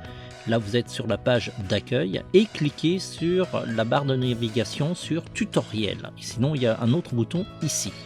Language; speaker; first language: French; native; French